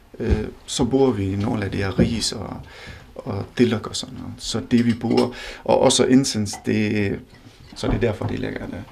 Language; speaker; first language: Danish; non-native, fluent; Hindi